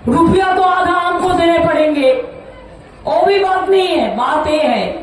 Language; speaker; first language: Hindi; non-native, local second language; Bangla